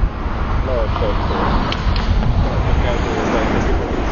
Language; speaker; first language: Italian; native; Italian